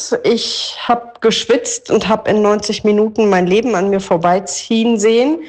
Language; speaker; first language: German; native; German